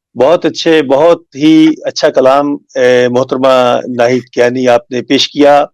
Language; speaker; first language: Urdu; native; Urdu